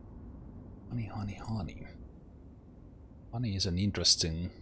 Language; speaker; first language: English; non-native, fluent; Finnish